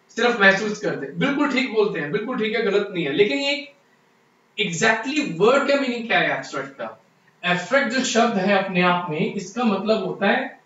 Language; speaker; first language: Hindi; non-native, local second language; Punjabi